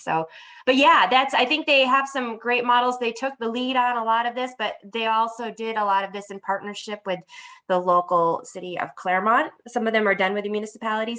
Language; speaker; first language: English; native; English